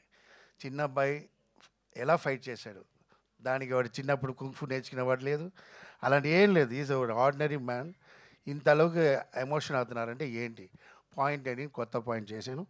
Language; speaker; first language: Telugu; non-native, fluent; Tamil